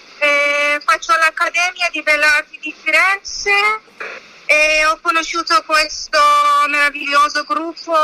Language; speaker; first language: Italian; non-native, learner; Persian